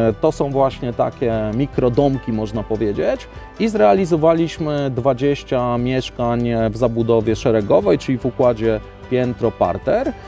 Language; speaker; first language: Polish; native; Polish